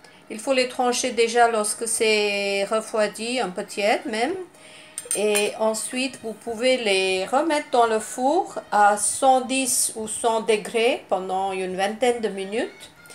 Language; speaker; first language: French; non-native, fluent; Hindi